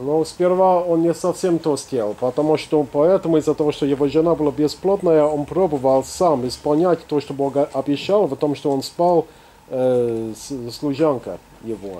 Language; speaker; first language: Russian; non-native, fluent; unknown